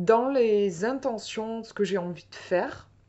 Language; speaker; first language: French; native; French